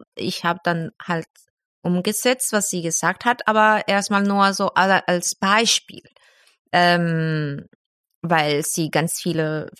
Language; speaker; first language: German; non-native, fluent; Spanish